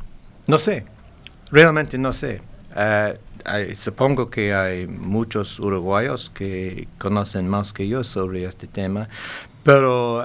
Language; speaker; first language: Spanish; non-native, fluent; English